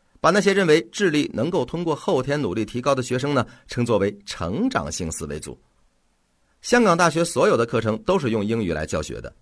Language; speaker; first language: Chinese; native; Chinese